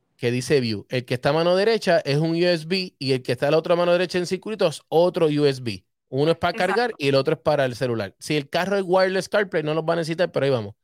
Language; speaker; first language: Spanish; native; Spanish